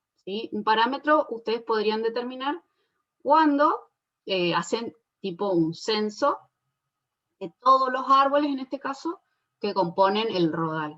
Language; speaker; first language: Spanish; native; Spanish